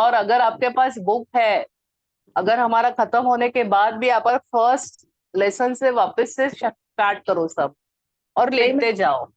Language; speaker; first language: Hindi; non-native, local second language; Marathi